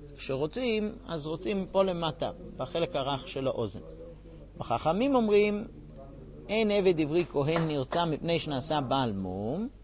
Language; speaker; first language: Hebrew; non-native, fluent; English